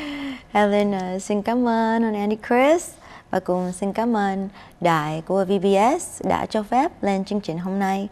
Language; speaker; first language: Vietnamese; non-native, fluent; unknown